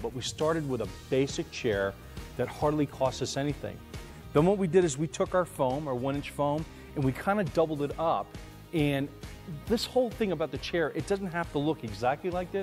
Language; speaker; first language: English; native; English